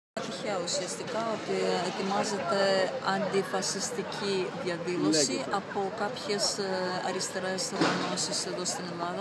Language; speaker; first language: Greek; non-native, fluent; Ukrainian